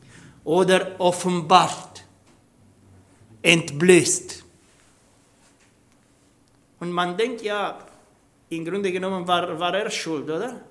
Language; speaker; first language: German; non-native, fluent; Romanian